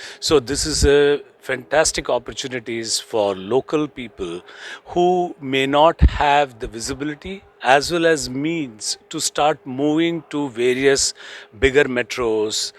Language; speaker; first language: English; non-native, local second language; Tamil